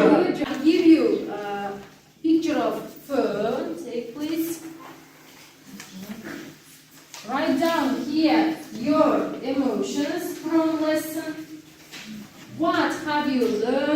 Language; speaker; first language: English; non-native, learner; Kazakh